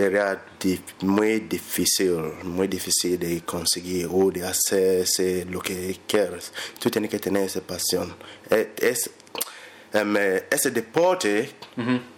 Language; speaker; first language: Spanish; non-native, learner; English